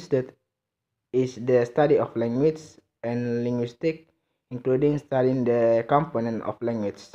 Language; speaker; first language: English; non-native, learner; Indonesian